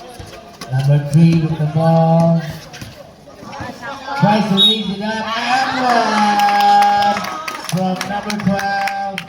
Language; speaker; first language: English; non-native, local second language; Indonesian